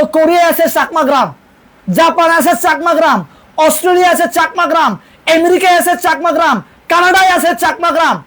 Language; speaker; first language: Bangla; non-native, local second language; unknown